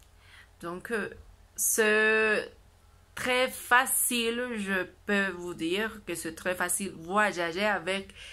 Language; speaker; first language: French; non-native, learner; Spanish